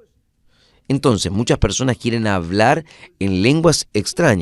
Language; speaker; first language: Spanish; non-native, fluent; Portuguese